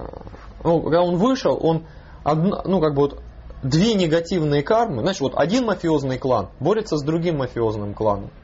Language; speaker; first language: Russian; native; Russian